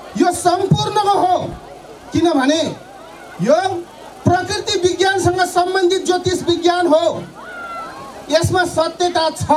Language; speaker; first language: Nepali; non-native, local second language; Eastern Tamang